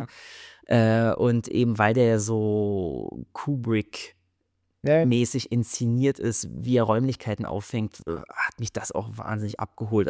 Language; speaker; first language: German; native; German